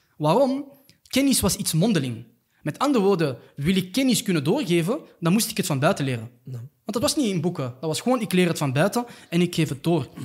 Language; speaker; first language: Dutch; early bilingual, other home language; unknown